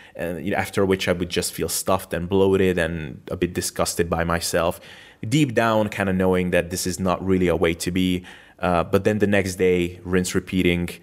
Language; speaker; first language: English; non-native, fluent; Hungarian